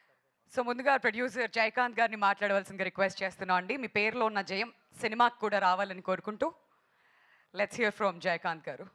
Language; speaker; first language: Telugu; native; Telugu